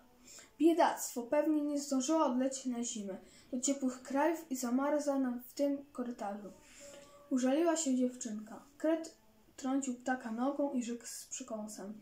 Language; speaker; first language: Polish; native; Polish